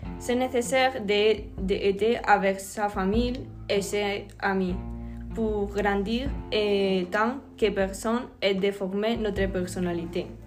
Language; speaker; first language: French; non-native, learner; Spanish